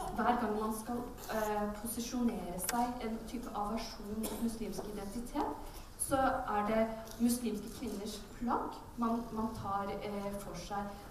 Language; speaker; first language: Norwegian; early bilingual, other home language; Urdu